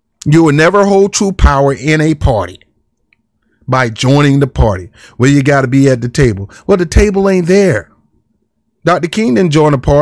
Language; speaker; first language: English; native; English